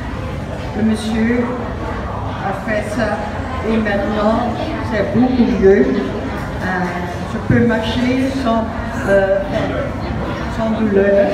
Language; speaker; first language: French; non-native, local second language; Dutch